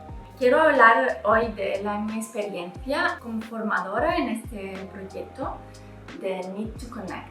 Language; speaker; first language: Spanish; non-native, fluent; Italian